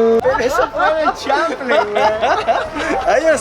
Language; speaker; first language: Spanish; native; Spanish